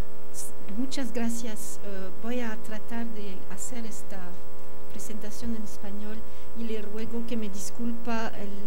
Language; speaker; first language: Spanish; non-native, fluent; French